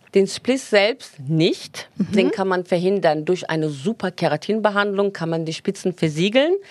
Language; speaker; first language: German; non-native, fluent; Turkish